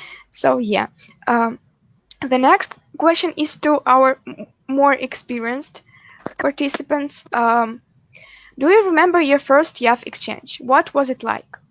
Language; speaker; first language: English; non-native, fluent; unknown